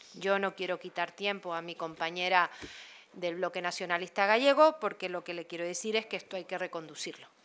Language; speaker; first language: Spanish; native; Spanish